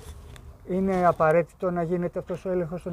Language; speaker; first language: Greek; native; Greek